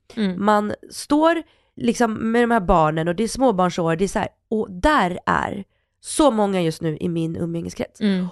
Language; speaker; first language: Swedish; early bilingual, other home language; Russian